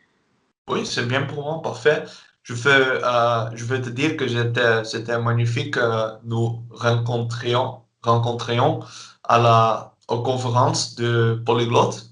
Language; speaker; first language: French; non-native, learner; Dutch